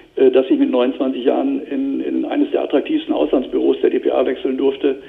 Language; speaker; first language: German; native; German